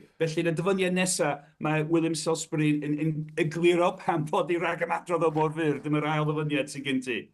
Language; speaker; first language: Welsh; native; Welsh